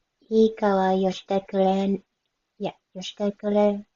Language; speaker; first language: Japanese; non-native, learner; English